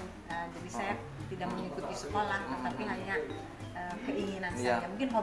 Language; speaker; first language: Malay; non-native, local second language; Sundanese